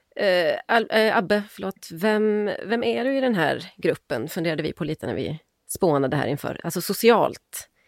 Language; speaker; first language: Swedish; native; Swedish